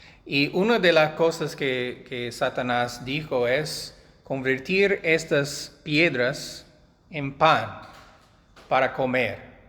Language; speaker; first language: Spanish; non-native, fluent; English